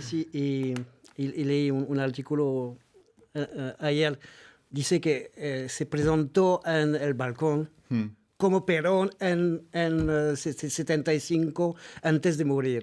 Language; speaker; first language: Spanish; non-native, fluent; French